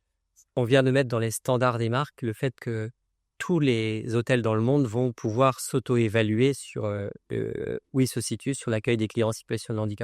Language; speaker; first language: French; native; French